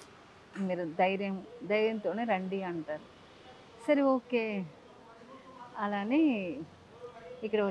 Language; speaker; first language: Telugu; non-native, local second language; Tamil